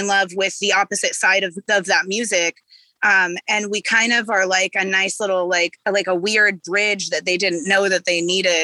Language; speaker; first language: English; native; English